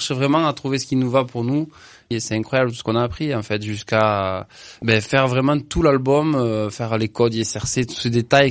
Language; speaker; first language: French; native; French